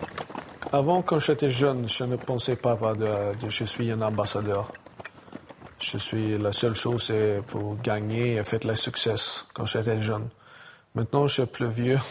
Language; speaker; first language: French; non-native, learner; Swedish